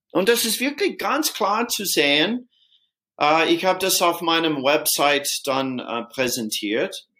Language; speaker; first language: German; non-native, fluent; English